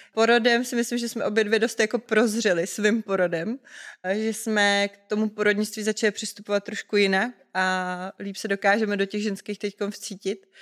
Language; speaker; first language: Czech; native; Czech